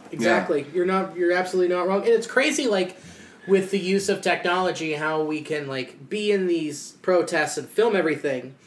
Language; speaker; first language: English; native; English